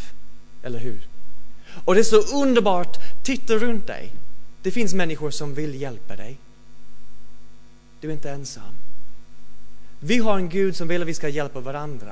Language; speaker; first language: Swedish; non-native, fluent; English